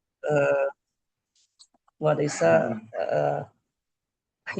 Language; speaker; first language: Arabic; non-native, learner; Indonesian